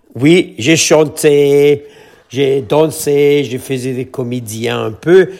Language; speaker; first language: French; non-native, fluent; English